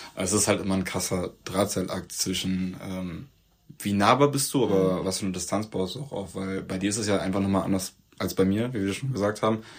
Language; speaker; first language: German; early bilingual, other home language; Turkish